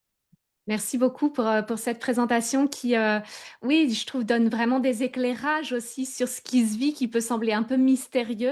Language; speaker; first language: French; native; French